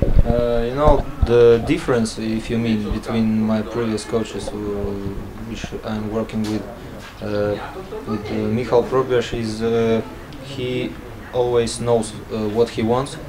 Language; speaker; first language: English; non-native, learner; Latvian